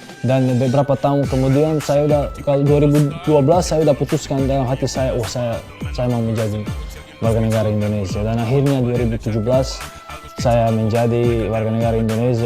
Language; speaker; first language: Indonesian; non-native, fluent; Serbian